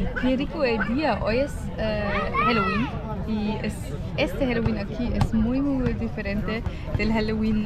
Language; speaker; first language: Spanish; non-native, learner; German